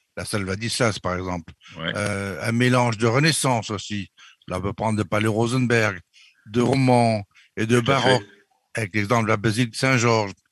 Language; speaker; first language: French; native; French